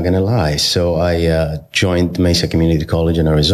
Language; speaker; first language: English; non-native, fluent; Arabic